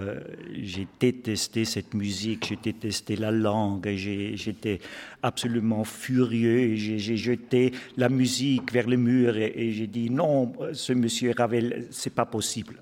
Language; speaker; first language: French; non-native, fluent; German